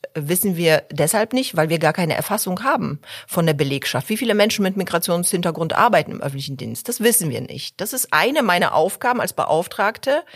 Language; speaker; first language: German; early bilingual, other home language; Polish